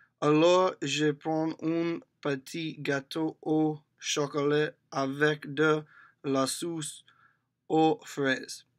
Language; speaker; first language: French; non-native, learner; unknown